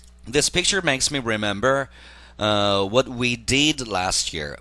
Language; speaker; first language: English; non-native, fluent; Korean